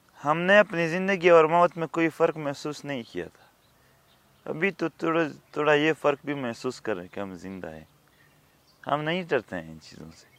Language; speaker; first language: Urdu; non-native, local second language; Pashto